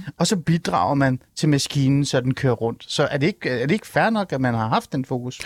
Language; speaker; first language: Danish; early bilingual, other home language; Persian